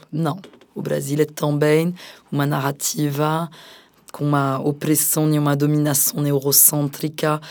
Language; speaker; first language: Portuguese; non-native, fluent; French